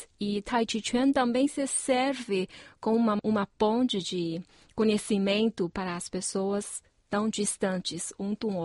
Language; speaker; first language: Portuguese; non-native, fluent; Chinese